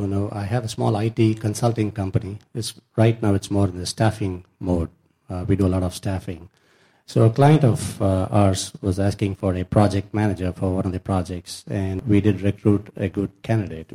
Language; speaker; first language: English; non-native, local second language; Tamil